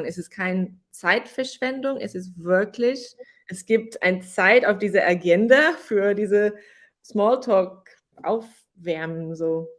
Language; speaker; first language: German; non-native, fluent; English